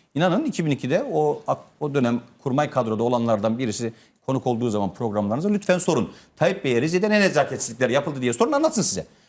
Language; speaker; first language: Turkish; native; Turkish